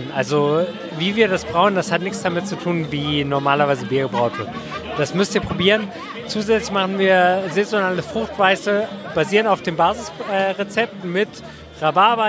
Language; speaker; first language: German; native; German